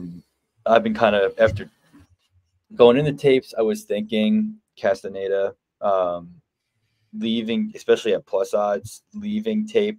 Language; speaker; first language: English; native; English